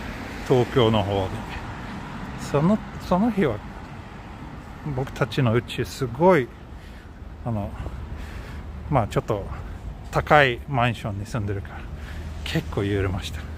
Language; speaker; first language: Japanese; non-native, fluent; Swedish